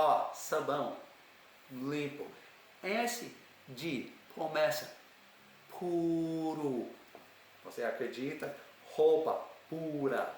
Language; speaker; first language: Portuguese; non-native, learner; English